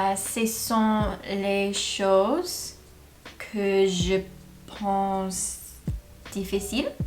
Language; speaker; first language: French; non-native, learner; English